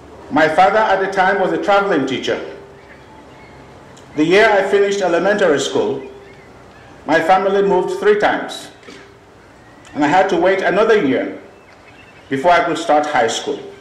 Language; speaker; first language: English; non-native, local second language; Igbo